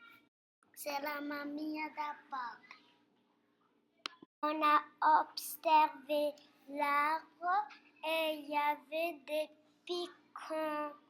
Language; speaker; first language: French; non-native, learner; Portuguese